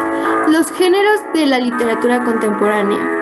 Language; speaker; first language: Spanish; native; Spanish